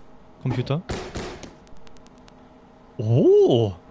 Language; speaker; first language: Korean; non-native, fluent; German